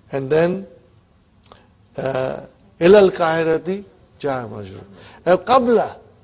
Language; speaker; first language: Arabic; non-native, fluent; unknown